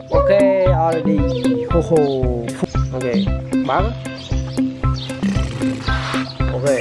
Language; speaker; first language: English; non-native, learner; Vietnamese